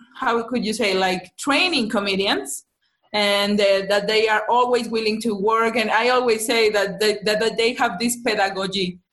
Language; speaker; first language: English; non-native, fluent; Spanish